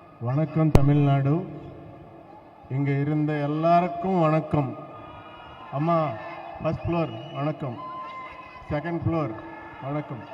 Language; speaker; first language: Tamil; non-native, learner; Telugu